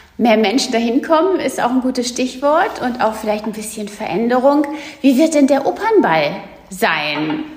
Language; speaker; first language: German; native; German